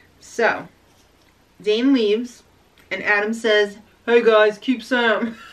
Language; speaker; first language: English; native; English